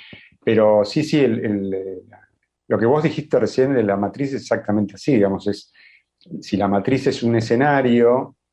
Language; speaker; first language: Spanish; native; Spanish